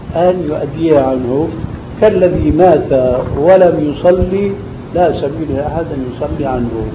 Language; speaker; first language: Arabic; native; Arabic